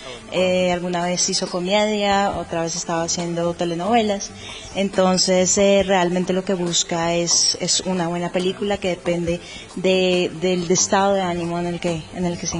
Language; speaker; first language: Spanish; native; Spanish